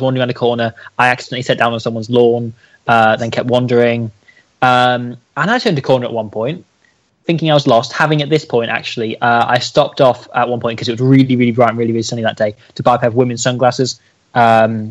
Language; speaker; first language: English; native; English